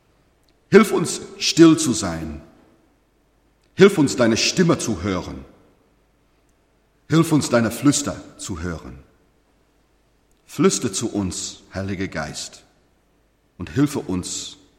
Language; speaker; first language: German; non-native, learner; English